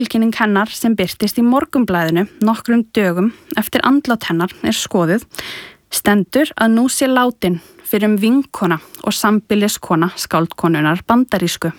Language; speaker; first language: Icelandic; native; Icelandic